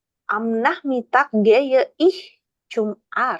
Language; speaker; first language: German; non-native, learner; Indonesian